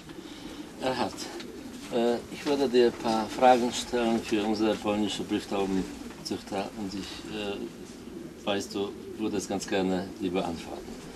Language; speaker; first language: German; non-native, fluent; Polish